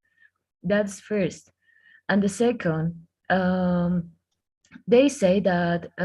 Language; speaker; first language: English; non-native, learner; Spanish